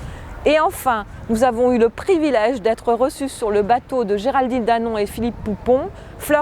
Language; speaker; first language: French; native; French